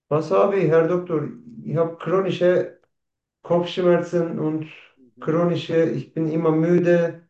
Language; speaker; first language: German; non-native, learner; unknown